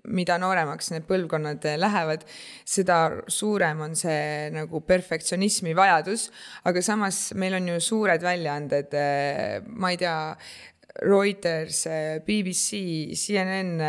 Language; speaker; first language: Estonian; native; Estonian